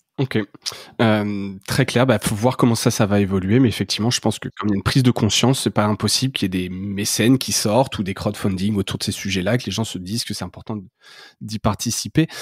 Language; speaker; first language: French; native; French